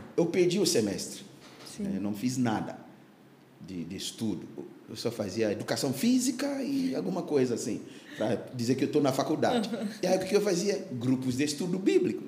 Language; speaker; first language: Portuguese; non-native, fluent; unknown